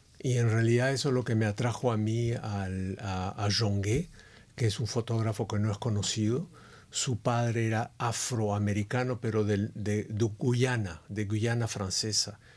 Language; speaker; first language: Spanish; native; Spanish